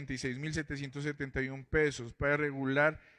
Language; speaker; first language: Spanish; native; Spanish